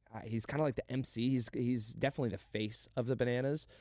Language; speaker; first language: English; native; English